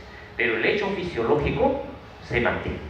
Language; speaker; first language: Spanish; native; Spanish